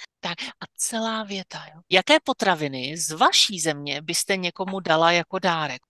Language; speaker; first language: Czech; native; Czech